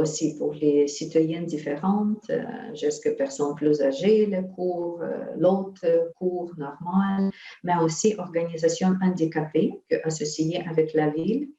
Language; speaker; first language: French; non-native, fluent; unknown